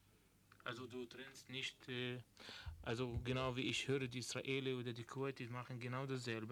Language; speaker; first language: German; non-native, learner; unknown